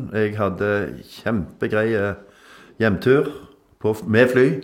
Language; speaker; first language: Norwegian; native; Norwegian